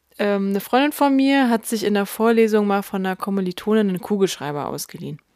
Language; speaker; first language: German; early bilingual, other home language; Russian